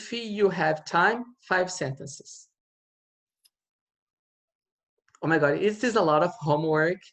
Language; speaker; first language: English; non-native, fluent; Portuguese